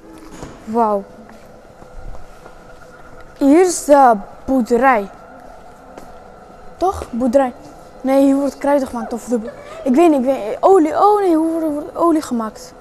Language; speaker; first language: Dutch; early bilingual, other home language; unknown